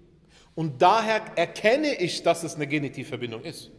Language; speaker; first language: German; early bilingual, other home language; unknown